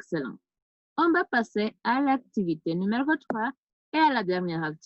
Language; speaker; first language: French; non-native, fluent; Spanish